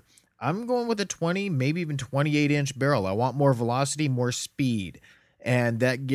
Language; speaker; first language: English; native; English